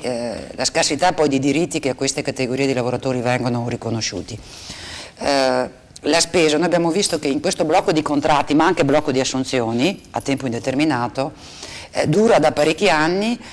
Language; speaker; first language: Italian; native; Italian